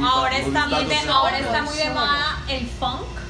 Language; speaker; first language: Spanish; native; Spanish